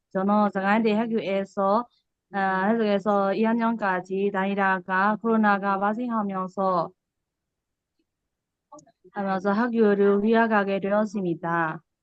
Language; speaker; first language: Korean; non-native, learner; Burmese